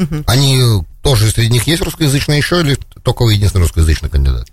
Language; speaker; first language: Russian; native; Russian